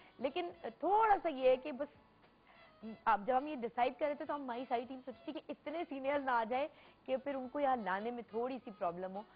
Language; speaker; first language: Urdu; native; Urdu